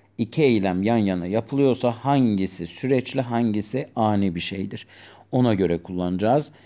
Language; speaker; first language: Turkish; non-native, fluent; Azerbaijani